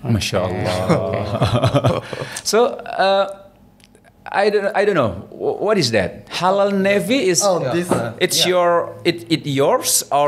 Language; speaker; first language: English; non-native, learner; Indonesian